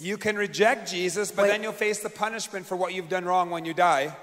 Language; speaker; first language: English; native; English